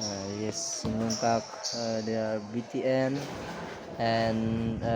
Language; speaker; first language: English; non-native, learner; Indonesian